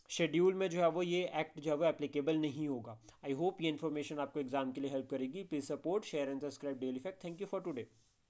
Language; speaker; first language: Hindi; native; Hindi